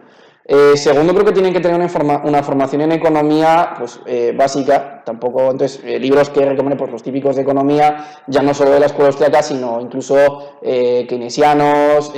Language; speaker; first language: Spanish; native; Spanish